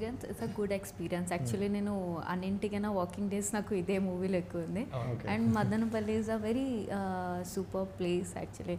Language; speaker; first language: Telugu; non-native, learner; Odia